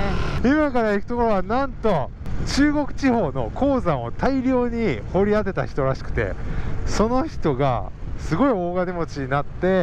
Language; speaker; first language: Japanese; native; Japanese